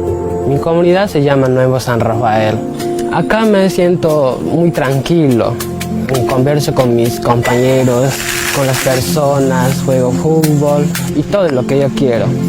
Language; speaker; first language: Spanish; non-native, local second language; Shipibo-Conibo